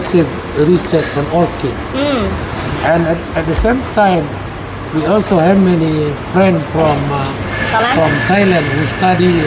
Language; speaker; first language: English; non-native, learner; Indonesian